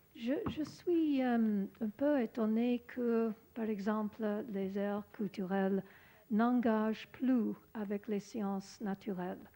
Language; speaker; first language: French; non-native, learner; English